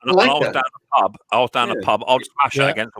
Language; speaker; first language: English; native; English